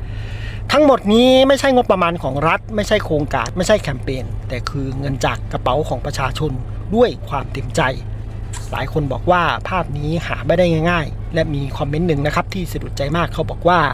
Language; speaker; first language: Thai; native; Thai